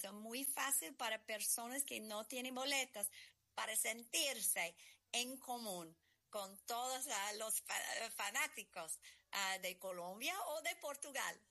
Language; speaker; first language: Spanish; non-native, learner; English